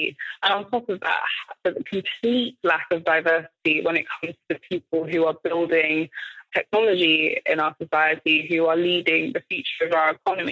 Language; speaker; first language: English; native; English